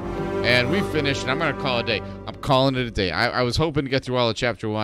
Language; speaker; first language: English; native; English